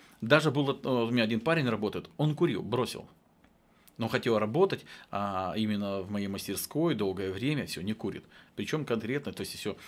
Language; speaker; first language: Russian; native; Russian